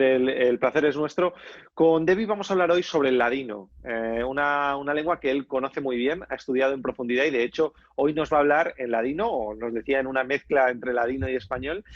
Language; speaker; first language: Spanish; native; Spanish